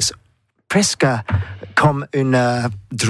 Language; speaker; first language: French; non-native, learner; English